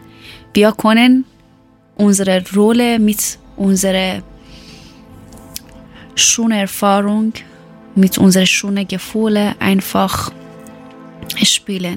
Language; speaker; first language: German; non-native, learner; Persian